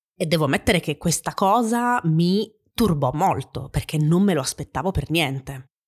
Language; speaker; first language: Italian; native; Italian